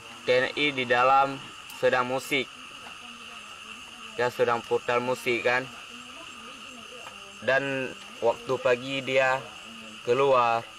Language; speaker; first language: Indonesian; non-native, local second language; Achinese